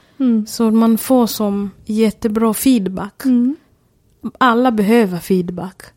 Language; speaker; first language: Swedish; non-native, fluent; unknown